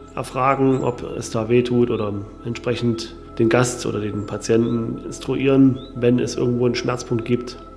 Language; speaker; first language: German; native; German